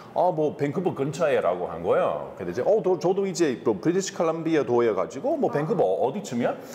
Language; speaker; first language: Korean; non-native, fluent; English